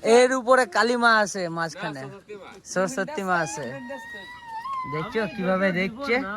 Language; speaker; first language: Bangla; non-native, learner; Hindi